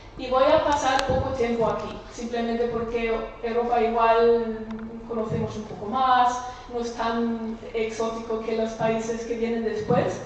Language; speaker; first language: Spanish; non-native, fluent; German